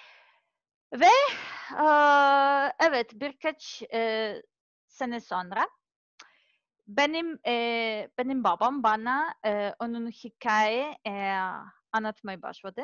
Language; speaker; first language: Turkish; non-native, learner; Serbian